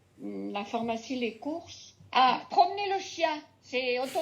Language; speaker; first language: French; non-native, fluent; Spanish